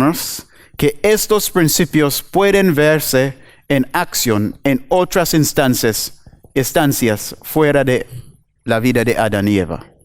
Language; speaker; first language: Spanish; non-native, learner; English